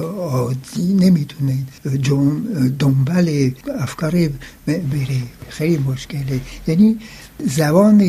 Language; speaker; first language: Persian; non-native, fluent; French